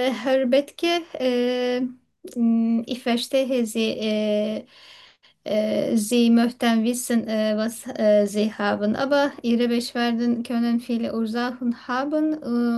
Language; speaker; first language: German; non-native, learner; Turkish